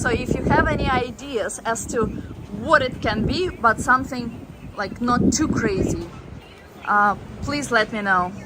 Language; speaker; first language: English; non-native, fluent; Russian